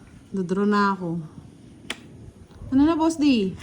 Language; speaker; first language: Filipino; native; Filipino